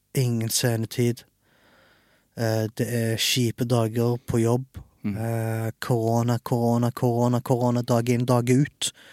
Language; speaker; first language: Norwegian; early bilingual, other home language; Arabic